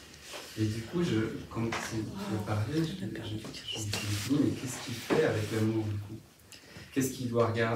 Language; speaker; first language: French; native; French